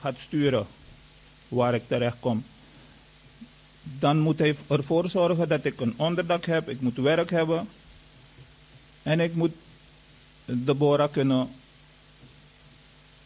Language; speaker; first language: Dutch; non-native, fluent; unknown